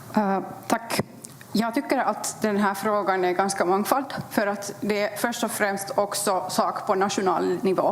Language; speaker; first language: Swedish; non-native, fluent; Kurdish